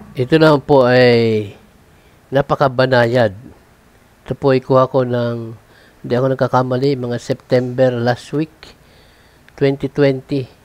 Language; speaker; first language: Filipino; native; Filipino